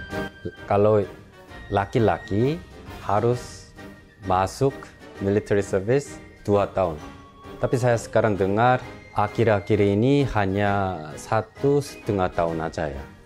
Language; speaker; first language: Indonesian; non-native, local second language; Korean